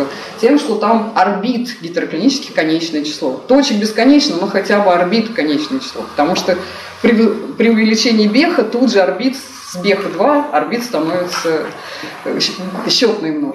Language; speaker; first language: Russian; native; Russian